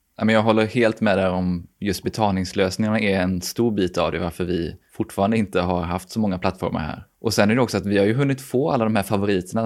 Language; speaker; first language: Swedish; native; Swedish